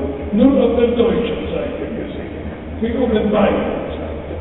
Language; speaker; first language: German; non-native, fluent; Polish